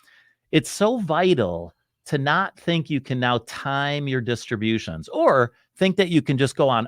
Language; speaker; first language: English; native; English